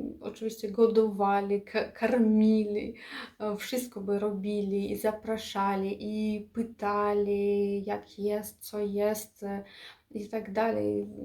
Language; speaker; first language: Polish; non-native, fluent; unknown